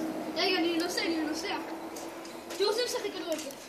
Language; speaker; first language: Hebrew; native; Hebrew